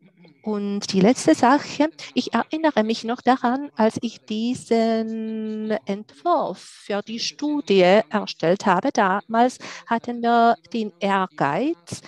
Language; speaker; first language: German; non-native, fluent; Czech